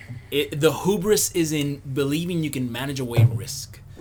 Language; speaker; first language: English; non-native, local second language; Spanish